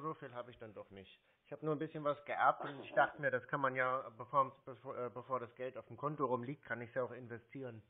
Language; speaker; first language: German; native; German